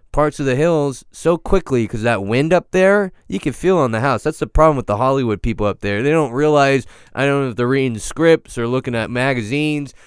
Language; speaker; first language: English; early bilingual, other home language; Italian